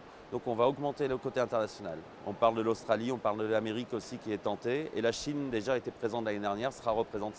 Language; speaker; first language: French; native; French